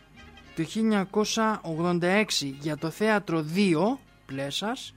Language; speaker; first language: Greek; native; Greek